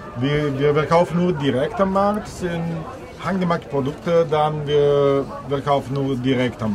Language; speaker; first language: German; non-native, learner; Italian